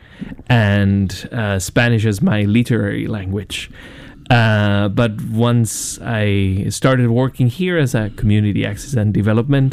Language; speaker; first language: English; non-native, fluent; Spanish